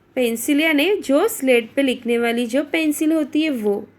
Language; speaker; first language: Hindi; non-native, local second language; Marathi